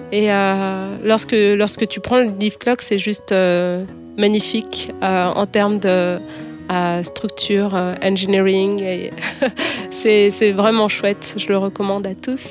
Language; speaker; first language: French; native; French